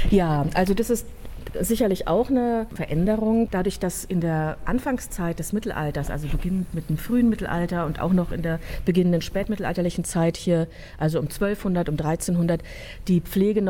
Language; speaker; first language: German; native; German